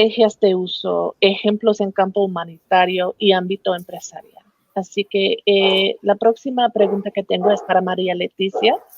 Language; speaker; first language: Spanish; non-native, fluent; English